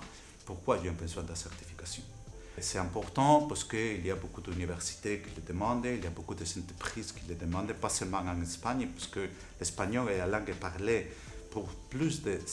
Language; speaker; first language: French; non-native, fluent; Spanish